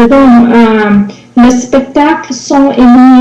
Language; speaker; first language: French; non-native, learner; English